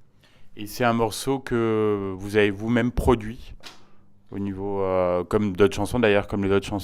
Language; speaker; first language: French; native; French